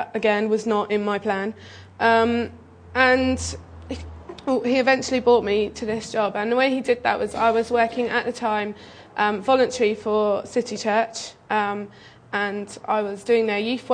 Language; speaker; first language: English; native; English